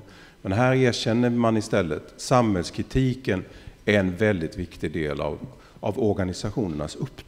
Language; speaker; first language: Swedish; native; Swedish